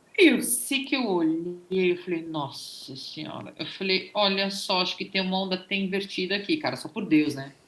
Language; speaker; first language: Portuguese; native; Portuguese